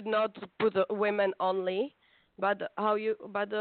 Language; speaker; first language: English; non-native, fluent; Slovak